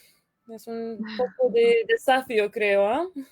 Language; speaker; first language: Spanish; non-native, fluent; Lithuanian